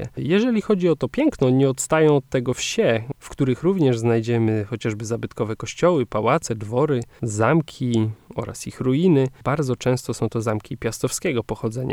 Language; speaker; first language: Polish; native; Polish